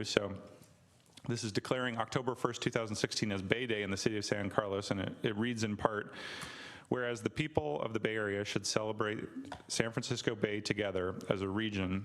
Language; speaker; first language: English; native; English